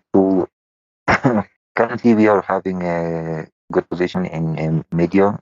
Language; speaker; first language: English; non-native, fluent; Persian